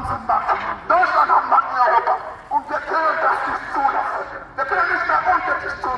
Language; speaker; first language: German; non-native, fluent; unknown